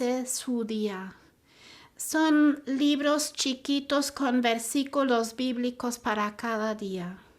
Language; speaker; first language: Spanish; non-native, fluent; German